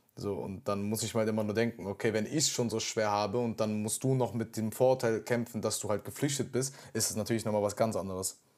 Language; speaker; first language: German; early bilingual, other home language; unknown